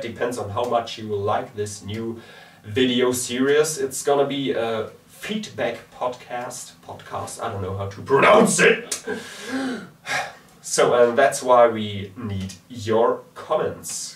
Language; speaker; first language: English; non-native, fluent; German